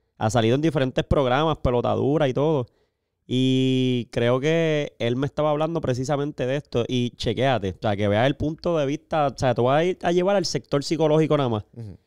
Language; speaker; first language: Spanish; native; Spanish